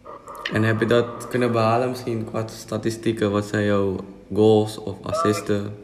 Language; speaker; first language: Dutch; non-native, fluent; Indonesian